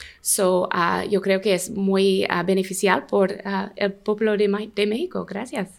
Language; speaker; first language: Spanish; non-native, learner; English